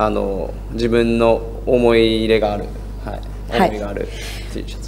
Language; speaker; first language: Japanese; native; Japanese